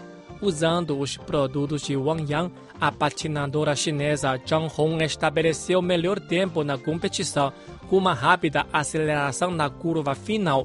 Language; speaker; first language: Portuguese; non-native, fluent; Chinese